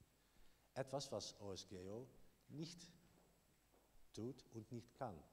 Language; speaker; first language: German; non-native, learner; Dutch